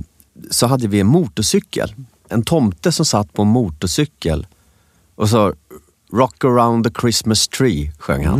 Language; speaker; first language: Swedish; native; Swedish